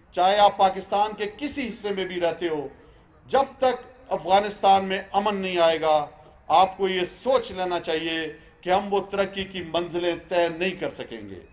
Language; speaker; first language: Urdu; non-native, local second language; Pashto